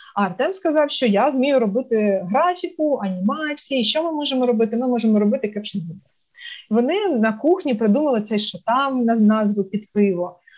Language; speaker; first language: Ukrainian; non-native, local second language; Russian